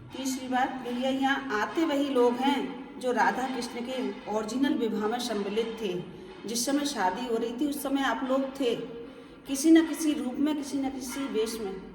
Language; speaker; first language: Hindi; native; Hindi